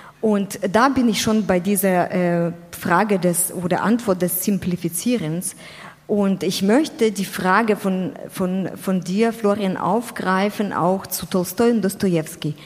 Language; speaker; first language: German; non-native, fluent; Ukrainian